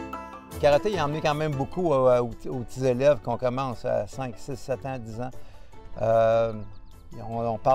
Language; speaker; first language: French; native; French